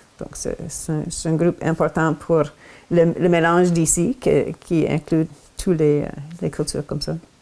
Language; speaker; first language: French; non-native, local second language; English